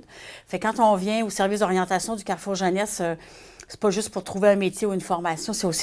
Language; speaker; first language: French; native; French